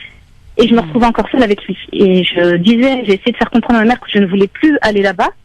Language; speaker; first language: French; native; French